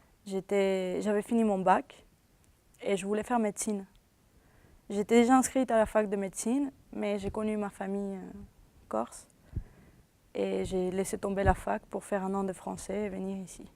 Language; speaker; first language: French; non-native, fluent; Spanish